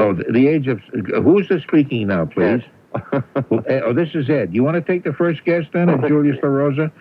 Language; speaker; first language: English; native; English